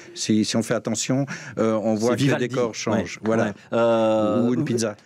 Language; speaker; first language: French; native; French